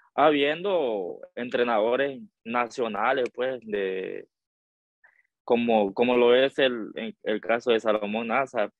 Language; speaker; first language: Spanish; native; Spanish